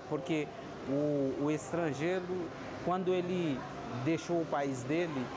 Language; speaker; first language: Portuguese; non-native, fluent; Spanish